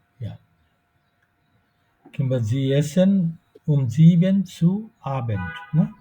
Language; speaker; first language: German; non-native, fluent; Bangla